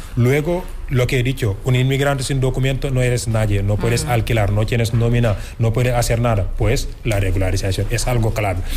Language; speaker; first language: Spanish; non-native, fluent; Wolof